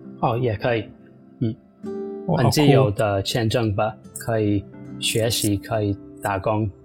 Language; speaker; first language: Chinese; non-native, fluent; English